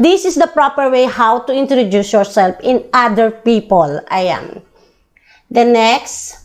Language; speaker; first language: English; non-native, local second language; Filipino